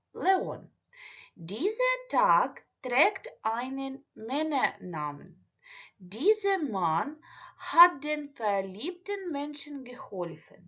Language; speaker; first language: German; non-native, fluent; Ukrainian